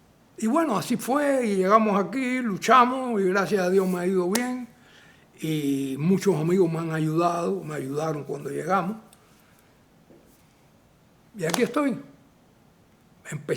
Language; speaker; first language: Spanish; native; Spanish